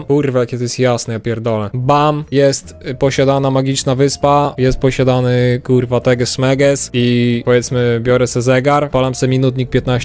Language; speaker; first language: Polish; native; Polish